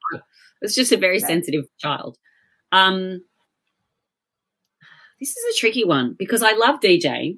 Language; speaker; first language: English; native; English